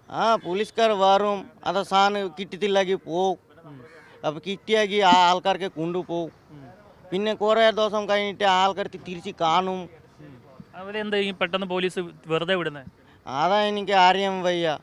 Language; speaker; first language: Malayalam; non-native, local second language; Bangla